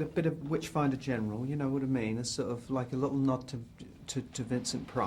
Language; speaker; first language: English; native; English